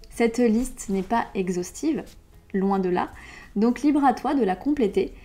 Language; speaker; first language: French; native; French